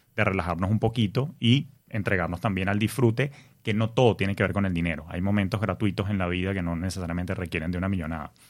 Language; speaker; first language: Spanish; native; Spanish